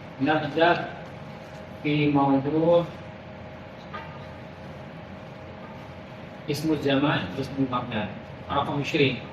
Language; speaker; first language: Arabic; non-native, fluent; Malay